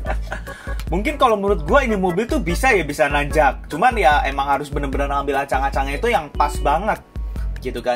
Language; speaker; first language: Indonesian; native; Indonesian